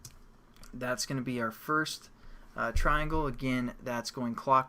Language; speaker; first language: English; native; English